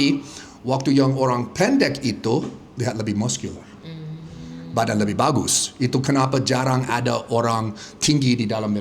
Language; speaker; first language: Indonesian; non-native, fluent; English